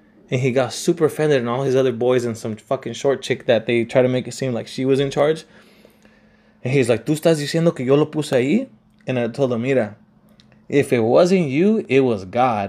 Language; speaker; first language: English; early bilingual, other home language; Spanish